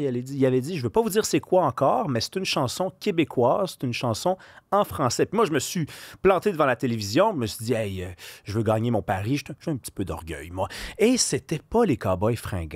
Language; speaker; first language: French; native; French